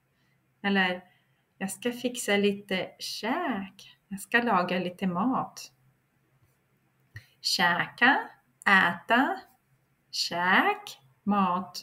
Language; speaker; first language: Swedish; non-native, fluent; Russian